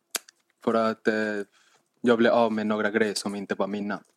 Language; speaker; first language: Swedish; non-native, fluent; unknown